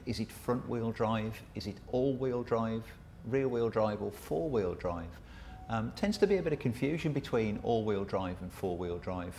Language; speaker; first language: English; native; English